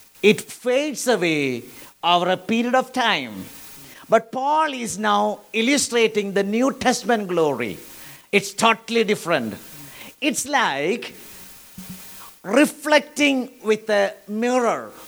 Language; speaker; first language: English; non-native, local second language; Malayalam